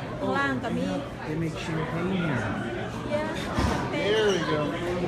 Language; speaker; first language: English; non-native, learner; Thai